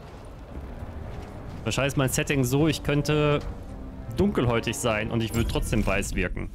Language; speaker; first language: German; native; German